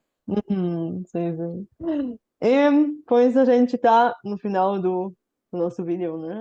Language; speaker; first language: Portuguese; non-native, fluent; Bulgarian